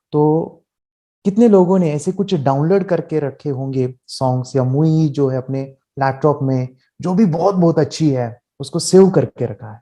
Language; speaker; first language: Hindi; native; Hindi